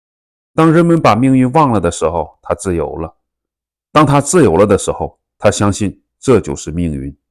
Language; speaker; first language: Chinese; native; Chinese